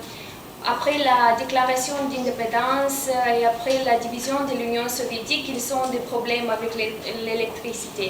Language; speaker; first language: French; non-native, fluent; Romanian